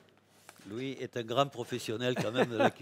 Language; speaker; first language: French; native; French